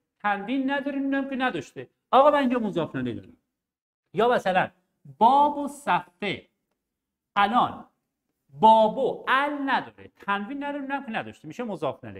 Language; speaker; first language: Persian; non-native, local second language; Arabic